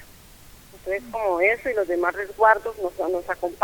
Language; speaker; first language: Spanish; native; Spanish